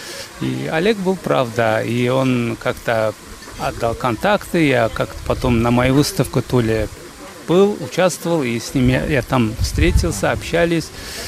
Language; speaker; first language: Russian; non-native, fluent; Azerbaijani